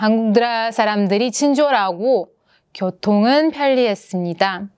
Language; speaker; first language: Korean; non-native, fluent; Russian